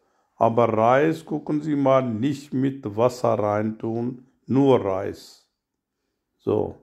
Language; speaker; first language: German; non-native, learner; Urdu